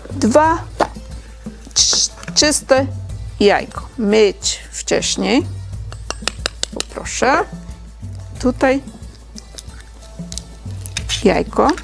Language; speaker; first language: Polish; non-native, learner; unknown